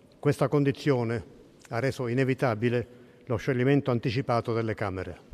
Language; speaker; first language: Italian; native; Italian